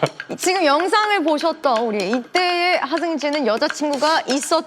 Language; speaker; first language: Korean; native; Korean